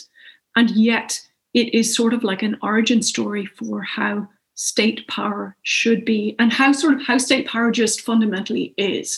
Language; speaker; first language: English; native; English